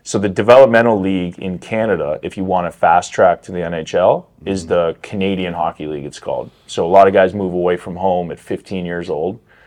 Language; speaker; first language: English; native; English